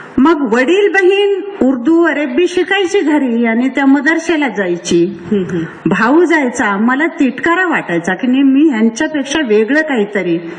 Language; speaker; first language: Marathi; non-native, local second language; Urdu